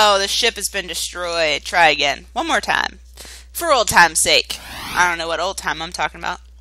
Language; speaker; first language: English; native; English